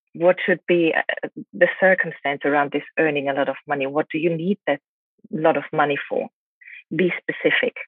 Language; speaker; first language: English; non-native, fluent; German